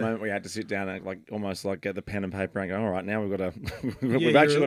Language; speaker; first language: English; native; English